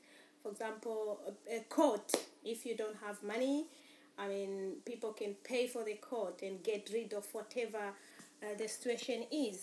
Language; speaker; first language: English; non-native, local second language; Swahili